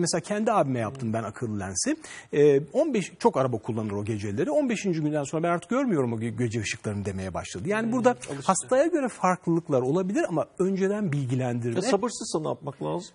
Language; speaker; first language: Turkish; native; Turkish